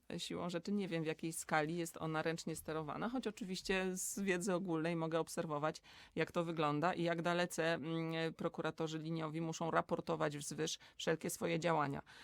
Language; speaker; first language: Polish; native; Polish